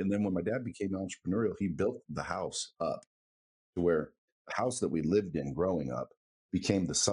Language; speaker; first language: English; native; English